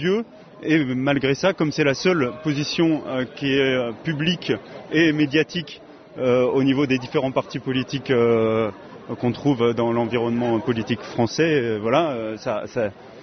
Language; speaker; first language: French; native; French